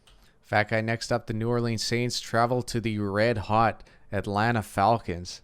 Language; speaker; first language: English; native; English